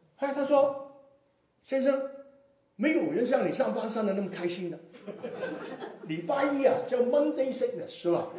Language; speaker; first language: Chinese; non-native, local second language; Cantonese